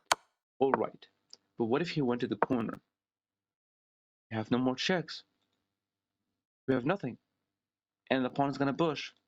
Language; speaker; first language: English; non-native, fluent; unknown